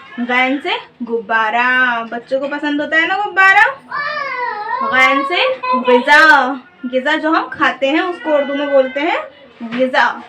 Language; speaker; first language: Urdu; native; Urdu